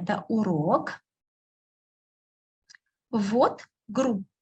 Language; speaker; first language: Russian; non-native, fluent; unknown